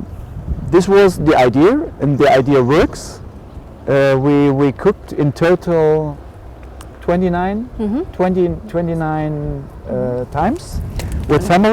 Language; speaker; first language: English; non-native, learner; German